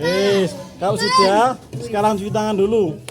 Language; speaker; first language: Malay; non-native, local second language; Javanese